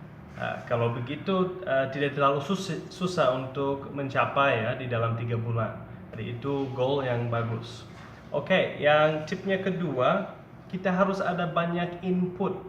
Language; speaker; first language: Indonesian; non-native, fluent; English